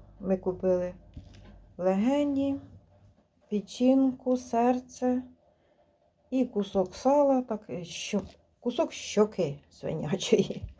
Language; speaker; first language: Ukrainian; native; Ukrainian